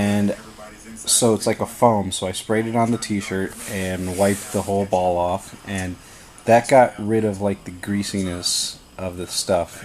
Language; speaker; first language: English; native; English